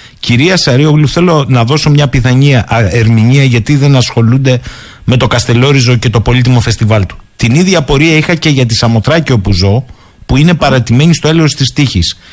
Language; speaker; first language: Greek; native; Greek